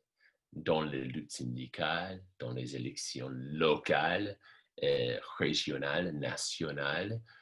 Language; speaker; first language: French; non-native, fluent; English